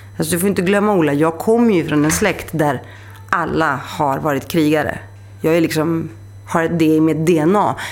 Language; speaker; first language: Swedish; early bilingual, other home language; Greek